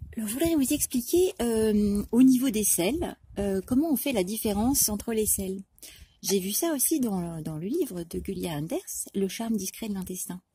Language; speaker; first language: French; native; French